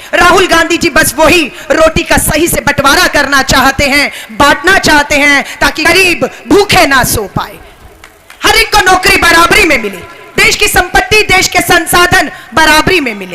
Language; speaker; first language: Hindi; native; Hindi